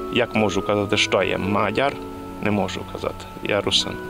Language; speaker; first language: Ukrainian; early bilingual, heritage; Rusyn